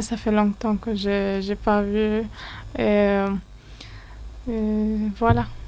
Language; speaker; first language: French; non-native, learner; Arabic